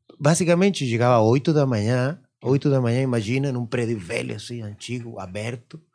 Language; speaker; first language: Portuguese; non-native, fluent; Spanish